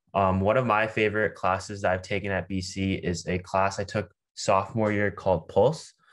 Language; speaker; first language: English; native; English